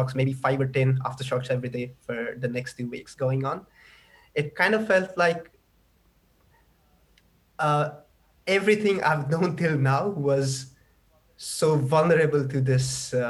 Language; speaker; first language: English; non-native, local second language; Nepali